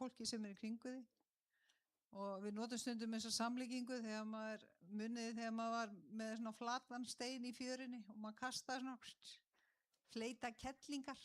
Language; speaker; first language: Icelandic; native; Icelandic